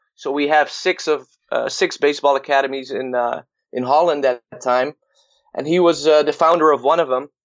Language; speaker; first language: English; non-native, fluent; Dutch